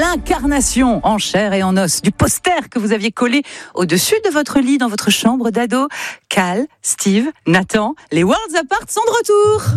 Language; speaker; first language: French; native; French